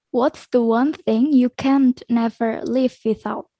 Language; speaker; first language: English; non-native, learner; Indonesian